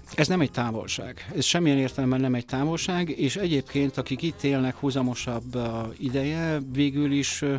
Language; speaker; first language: Hungarian; early bilingual, other home language; Italian